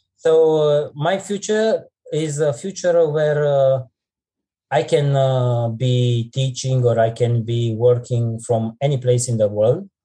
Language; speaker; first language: English; non-native, fluent; Romanian